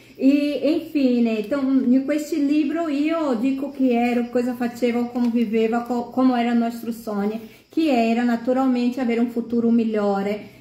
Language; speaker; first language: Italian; non-native, fluent; Portuguese